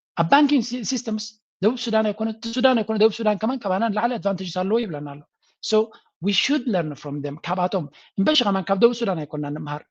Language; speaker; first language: Tigrinya; native; Tigrinya